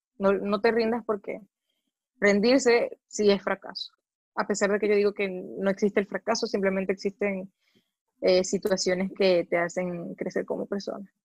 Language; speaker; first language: Spanish; native; Spanish